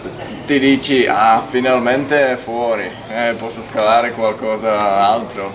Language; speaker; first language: Italian; non-native, fluent; Czech